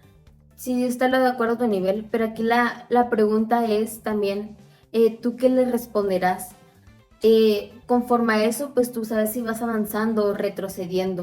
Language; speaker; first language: Spanish; native; Spanish